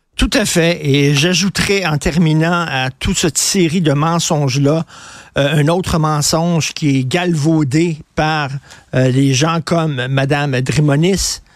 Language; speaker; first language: French; native; French